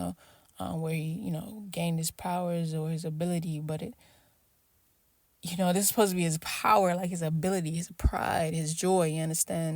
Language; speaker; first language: English; native; English